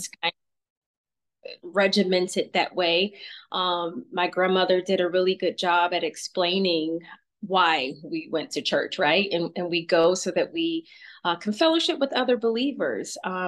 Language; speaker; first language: English; native; English